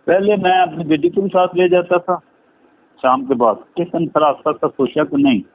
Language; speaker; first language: Urdu; non-native, local second language; Punjabi